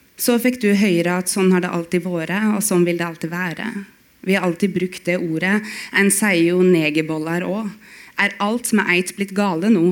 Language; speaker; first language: Norwegian; native; Norwegian